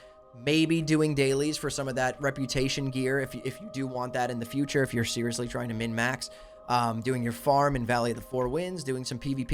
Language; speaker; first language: English; native; English